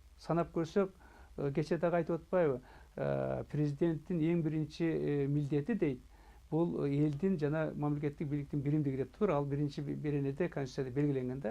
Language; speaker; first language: Kyrgyz; native; Kyrgyz